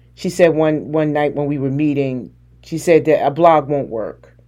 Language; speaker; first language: English; native; English